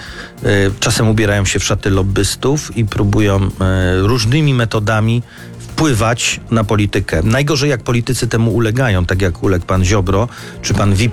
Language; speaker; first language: Polish; native; Polish